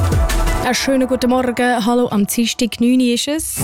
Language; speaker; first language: German; native; German